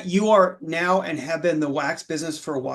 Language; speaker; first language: English; native; English